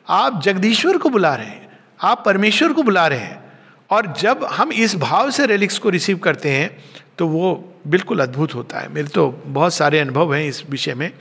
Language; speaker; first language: Hindi; native; Hindi